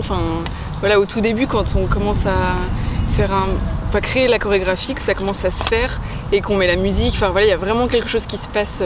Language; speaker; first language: French; native; French